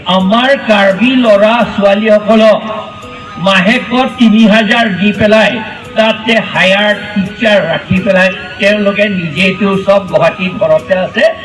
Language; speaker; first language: Assamese; non-native, local second language; Karbi